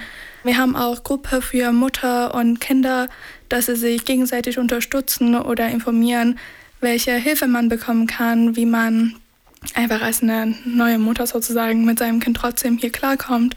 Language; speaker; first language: German; non-native, fluent; Persian